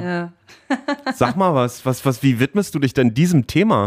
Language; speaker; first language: German; native; German